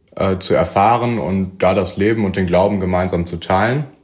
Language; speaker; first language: German; native; German